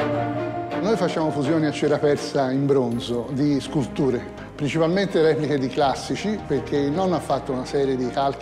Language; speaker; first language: Italian; native; Italian